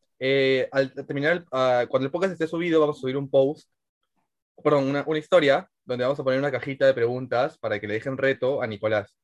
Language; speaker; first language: Spanish; native; Spanish